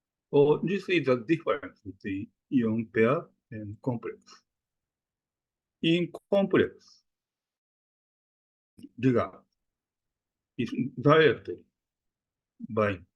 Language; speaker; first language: English; non-native, fluent; Japanese